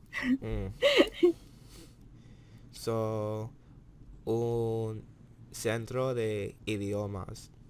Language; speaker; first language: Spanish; non-native, learner; English